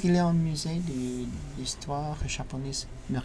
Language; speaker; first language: French; non-native, learner; English